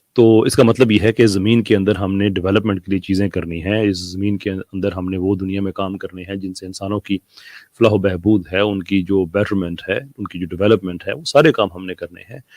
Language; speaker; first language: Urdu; non-native, local second language; Punjabi